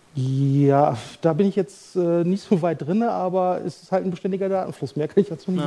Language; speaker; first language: German; native; German